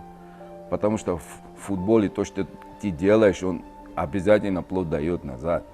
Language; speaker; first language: Russian; non-native, fluent; Georgian